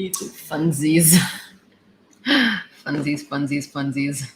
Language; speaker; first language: English; non-native, fluent; Ukrainian